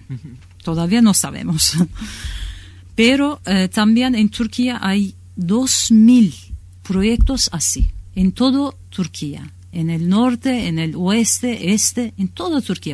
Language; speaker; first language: Spanish; non-native, learner; Kurdish